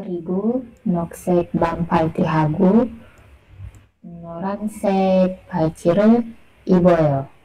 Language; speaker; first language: Korean; non-native, learner; Indonesian